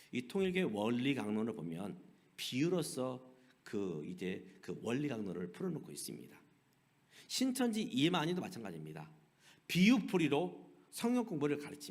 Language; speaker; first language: Korean; native; Korean